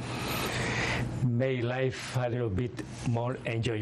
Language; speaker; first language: English; non-native, fluent; Spanish